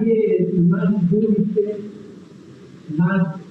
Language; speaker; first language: Spanish; non-native, learner; Persian